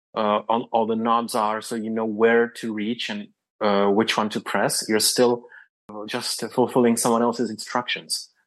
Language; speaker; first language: English; non-native, fluent; Czech